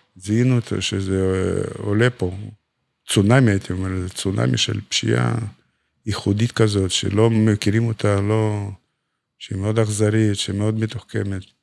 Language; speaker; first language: Hebrew; non-native, fluent; Russian